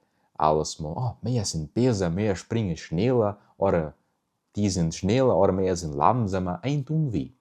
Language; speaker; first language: German; early bilingual, heritage; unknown